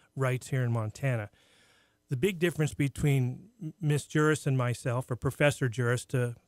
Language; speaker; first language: English; native; English